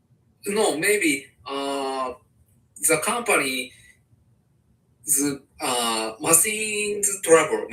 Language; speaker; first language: English; non-native, learner; Japanese